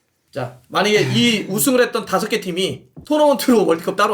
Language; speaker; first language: Korean; native; Korean